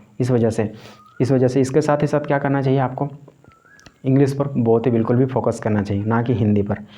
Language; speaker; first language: Hindi; native; Hindi